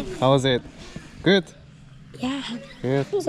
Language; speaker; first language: English; non-native, learner; Korean